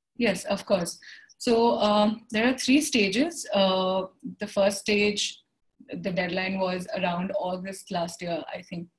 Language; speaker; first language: English; non-native, local second language; Hindi